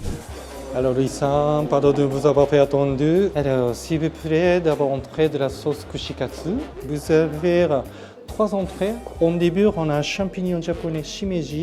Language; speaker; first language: French; non-native, learner; Japanese